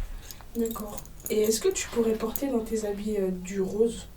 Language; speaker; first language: French; native; French